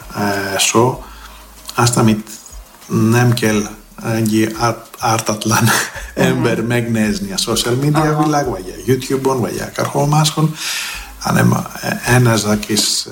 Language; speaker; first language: Hungarian; non-native, learner; Greek